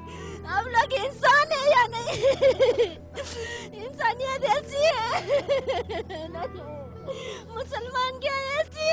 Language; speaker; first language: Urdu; non-native, local second language; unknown